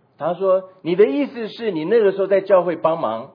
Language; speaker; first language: Chinese; native; Chinese